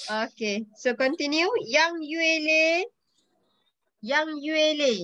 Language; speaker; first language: English; non-native, local second language; Malay